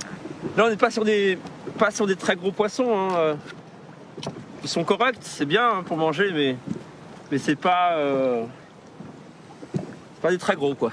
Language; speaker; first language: French; native; French